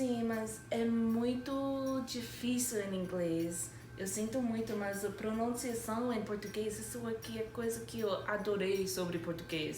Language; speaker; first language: Portuguese; non-native, fluent; English